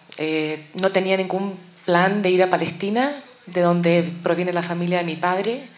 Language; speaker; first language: Spanish; native; Spanish